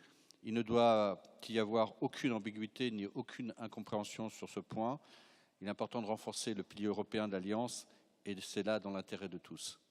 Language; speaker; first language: French; native; French